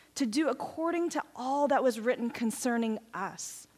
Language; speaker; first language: English; native; English